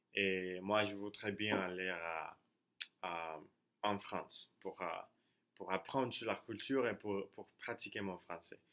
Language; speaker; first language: French; non-native, learner; Spanish